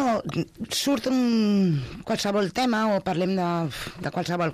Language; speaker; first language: Catalan; non-native, local second language; Spanish